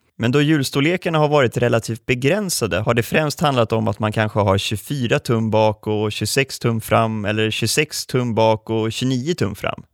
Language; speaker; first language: Swedish; native; Swedish